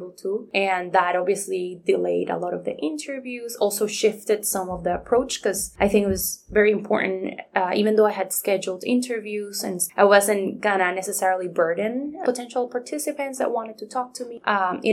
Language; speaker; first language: English; non-native, fluent; Spanish